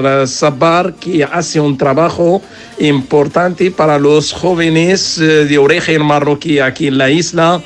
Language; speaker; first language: Spanish; non-native, learner; Arabic